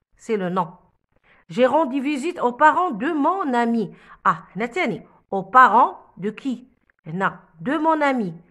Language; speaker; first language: French; non-native, local second language; Arabic